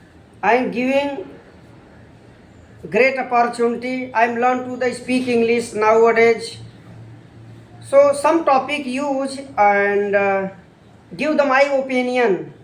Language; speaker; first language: English; non-native, learner; Hindi